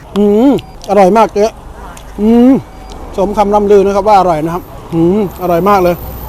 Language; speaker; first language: Thai; native; Thai